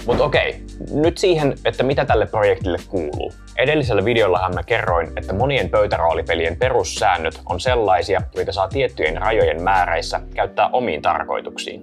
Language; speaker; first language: Finnish; native; Finnish